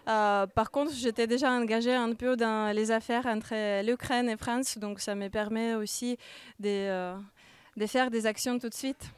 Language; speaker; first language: French; non-native, learner; Ukrainian